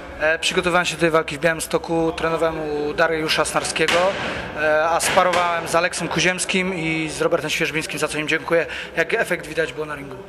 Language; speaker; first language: Polish; native; Polish